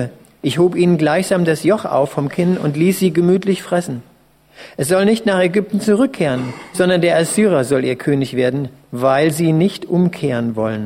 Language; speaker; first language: German; native; German